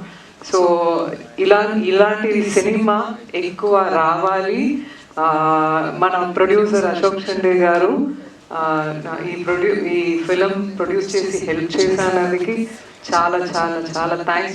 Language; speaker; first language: Telugu; non-native, learner; Tamil